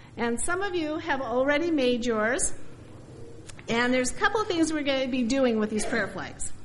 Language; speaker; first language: English; native; English